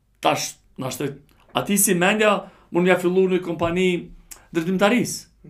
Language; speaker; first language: Albanian; early bilingual, heritage; Albanian